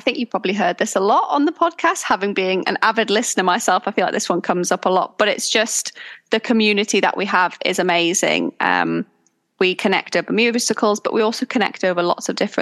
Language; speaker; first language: English; native; English